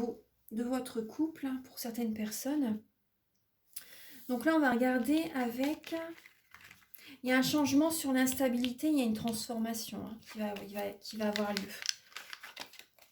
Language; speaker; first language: French; native; French